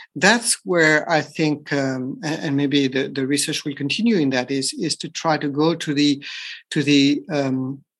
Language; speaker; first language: English; non-native, fluent; French